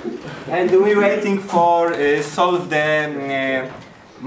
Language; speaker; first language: English; non-native, learner; Polish